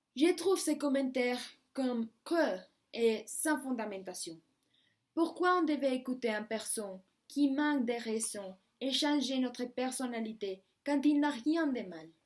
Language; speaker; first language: French; non-native, learner; Spanish